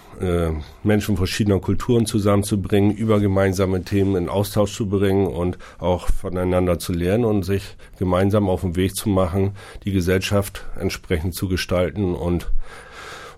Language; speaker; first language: German; native; German